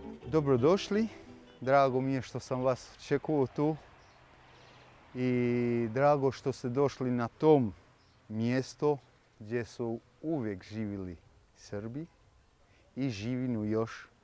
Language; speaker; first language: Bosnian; early bilingual, heritage; Serbian